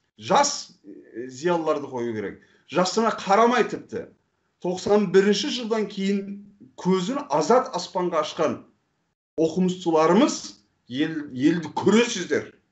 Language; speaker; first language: Kazakh; non-native, fluent; Turkish